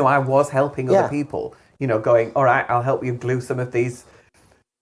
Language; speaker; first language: English; native; English